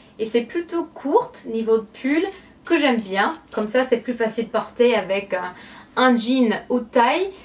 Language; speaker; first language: French; non-native, fluent; English